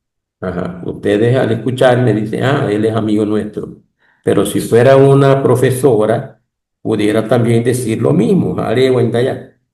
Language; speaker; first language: Spanish; non-native, local second language; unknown